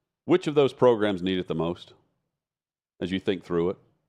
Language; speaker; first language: English; native; English